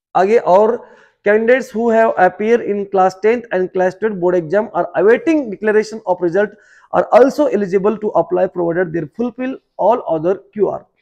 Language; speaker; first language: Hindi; non-native, local second language; Marathi